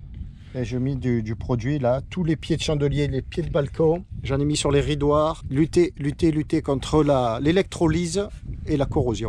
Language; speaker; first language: French; native; French